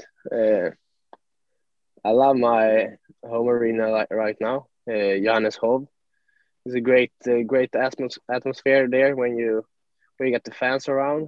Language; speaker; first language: English; non-native, fluent; Swedish